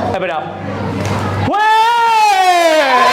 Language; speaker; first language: English; non-native, learner; Bangla